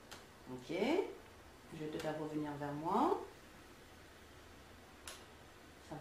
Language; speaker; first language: French; native; French